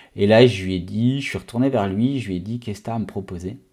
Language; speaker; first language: French; native; French